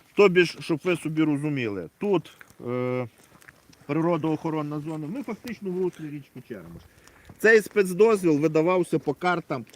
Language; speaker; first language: Ukrainian; native; Ukrainian